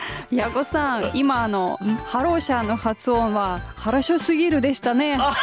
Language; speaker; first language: Japanese; non-native, fluent; Russian